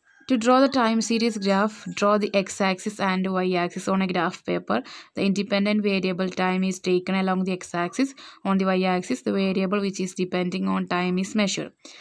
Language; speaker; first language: English; non-native, local second language; Malayalam